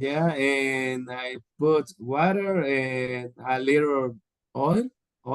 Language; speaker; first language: English; non-native, learner; Spanish